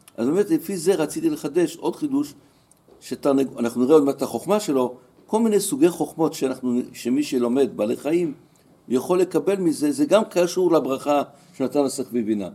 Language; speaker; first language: Hebrew; native; Hebrew